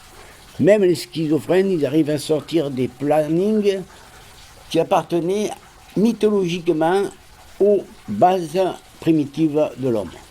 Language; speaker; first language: French; non-native, fluent; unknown